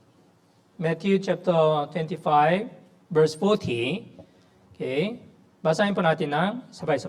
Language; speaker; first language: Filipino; non-native, learner; Korean